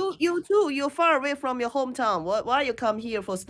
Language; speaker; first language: English; non-native, learner; Chinese